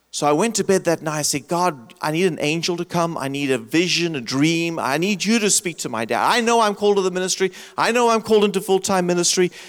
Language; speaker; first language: English; native; English